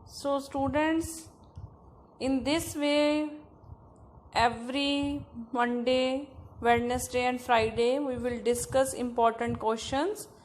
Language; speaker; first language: English; non-native, local second language; Punjabi